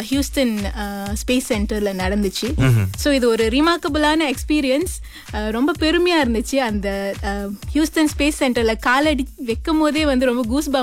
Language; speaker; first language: Tamil; early bilingual, heritage; Tamil